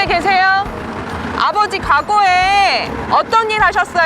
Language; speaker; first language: Korean; native; Korean